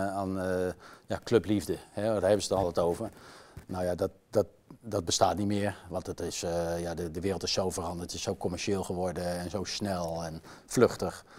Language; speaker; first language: Dutch; native; Dutch